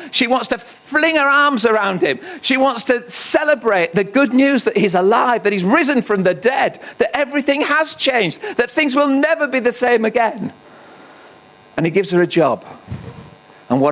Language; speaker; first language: English; native; English